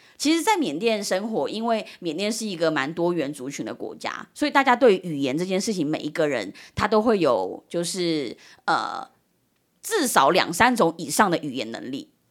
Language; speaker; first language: Chinese; early bilingual, heritage; Chinese